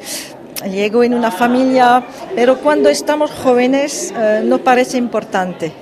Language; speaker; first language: Spanish; early bilingual, heritage; French